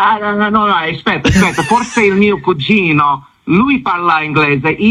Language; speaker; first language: Italian; non-native, learner; English